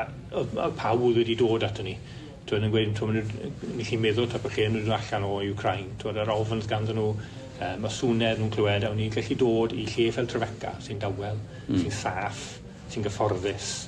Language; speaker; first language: Welsh; native; Welsh